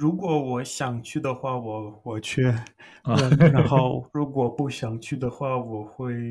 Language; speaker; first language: Chinese; non-native, fluent; English